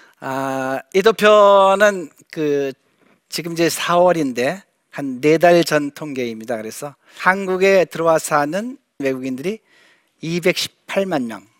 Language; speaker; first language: Korean; native; Korean